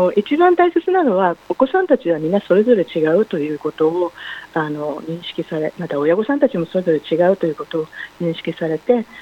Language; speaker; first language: Japanese; native; Japanese